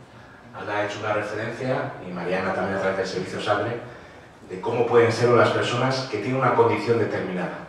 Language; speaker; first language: Spanish; native; Spanish